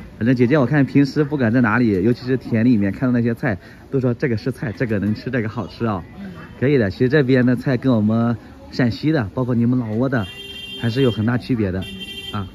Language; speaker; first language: Chinese; native; Chinese